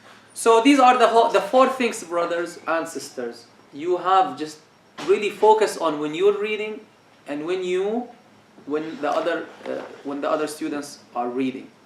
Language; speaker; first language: English; non-native, fluent; Arabic